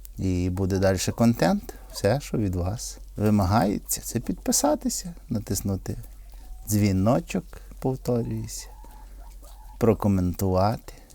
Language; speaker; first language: Ukrainian; native; Ukrainian